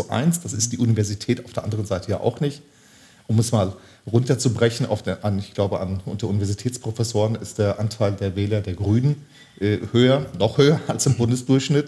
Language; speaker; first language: German; early bilingual, other home language; Turkish